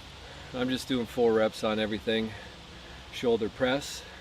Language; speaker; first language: English; native; English